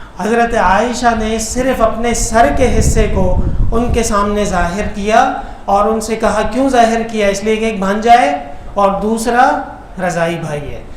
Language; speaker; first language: Urdu; non-native, local second language; Pashto